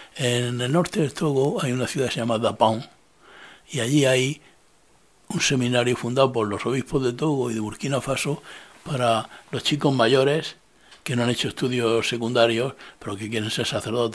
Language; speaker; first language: Spanish; native; Spanish